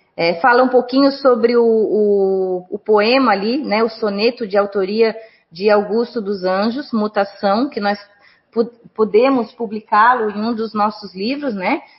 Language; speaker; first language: Portuguese; native; Portuguese